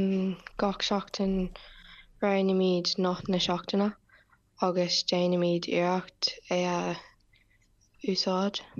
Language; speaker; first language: Irish; non-native, local second language; English